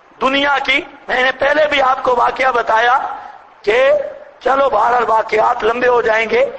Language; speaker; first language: Urdu; non-native, local second language; Punjabi